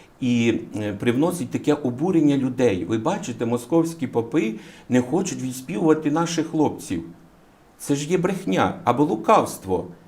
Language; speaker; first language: Ukrainian; native; Ukrainian